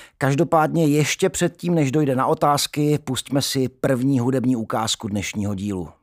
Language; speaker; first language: Czech; native; Czech